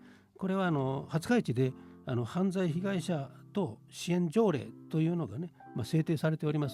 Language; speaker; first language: Japanese; native; Japanese